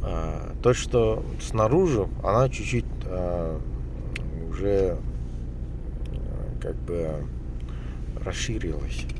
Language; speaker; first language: Russian; non-native, local second language; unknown